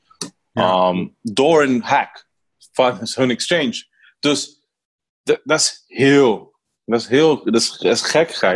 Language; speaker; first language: Dutch; non-native, learner; Spanish